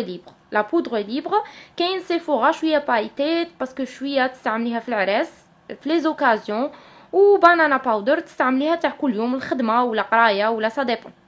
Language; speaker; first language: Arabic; native; Arabic